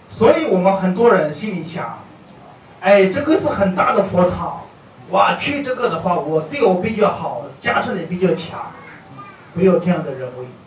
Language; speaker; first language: Chinese; non-native, fluent; Tibetan